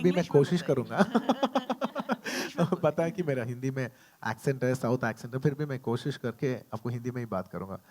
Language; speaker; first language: Hindi; non-native, local second language; Telugu